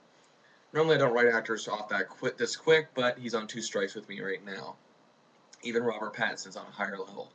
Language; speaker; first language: English; native; English